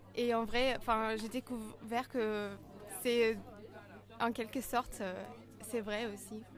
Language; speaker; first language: French; non-native, fluent; German